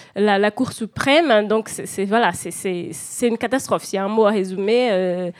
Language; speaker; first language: French; non-native, fluent; Portuguese